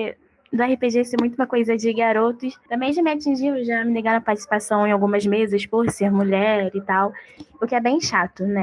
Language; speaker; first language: Portuguese; native; Portuguese